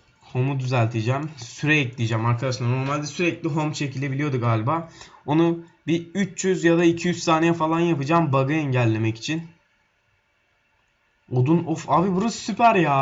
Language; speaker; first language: Turkish; native; Turkish